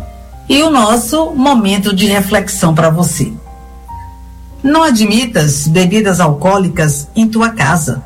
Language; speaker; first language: Portuguese; native; Portuguese